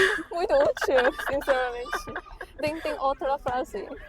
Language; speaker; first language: Portuguese; non-native, fluent; Chinese